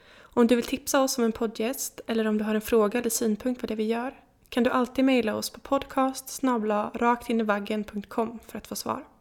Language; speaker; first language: Swedish; native; Swedish